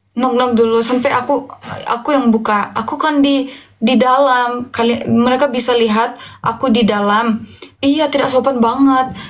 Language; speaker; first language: Indonesian; non-native, fluent; Turkish